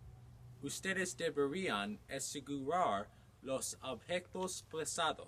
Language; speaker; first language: Spanish; non-native, learner; English